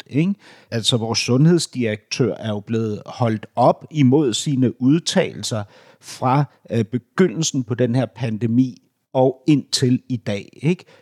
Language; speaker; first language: Danish; native; Danish